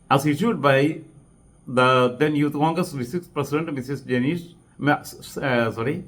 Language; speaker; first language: English; non-native, local second language; Malayalam